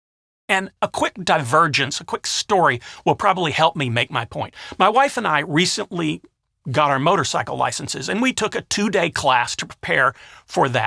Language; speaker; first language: English; native; English